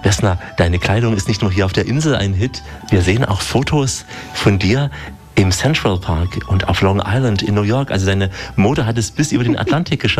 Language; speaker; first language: German; native; German